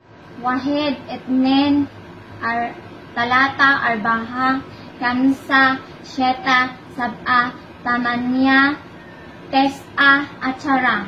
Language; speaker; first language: Arabic; non-native, learner; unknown